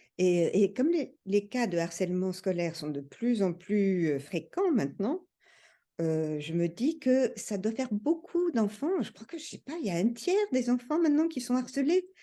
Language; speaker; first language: French; early bilingual, other home language; English